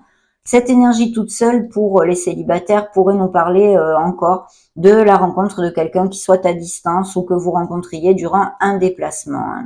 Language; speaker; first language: French; native; French